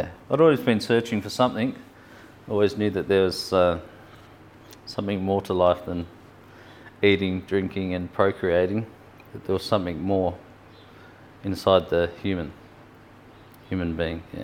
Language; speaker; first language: English; native; English